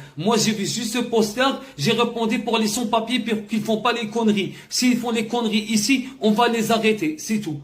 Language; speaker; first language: French; non-native, learner; Arabic